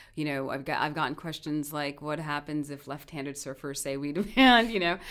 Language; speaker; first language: English; native; English